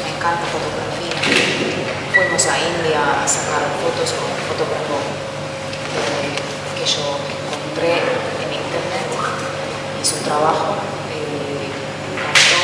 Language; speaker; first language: Spanish; non-native, fluent; Finnish